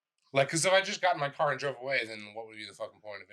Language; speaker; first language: English; native; English